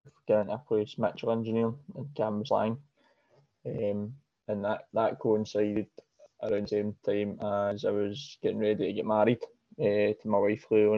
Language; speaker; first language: English; native; English